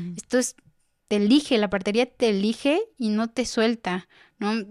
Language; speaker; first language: Spanish; native; Spanish